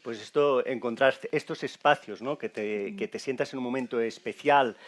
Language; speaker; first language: Spanish; native; Spanish